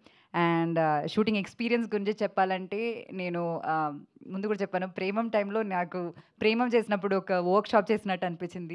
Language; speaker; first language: Telugu; non-native, local second language; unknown